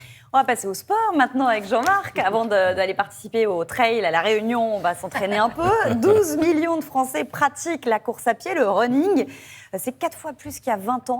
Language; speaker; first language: French; native; French